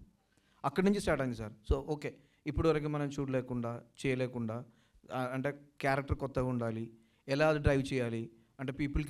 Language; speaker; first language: Telugu; non-native, learner; Malayalam